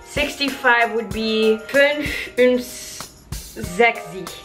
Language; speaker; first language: German; non-native, learner; English